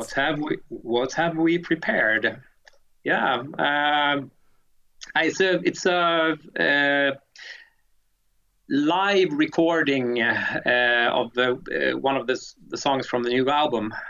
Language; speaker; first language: English; non-native, fluent; Swedish